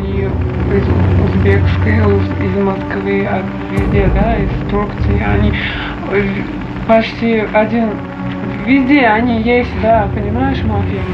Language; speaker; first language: Russian; non-native, learner; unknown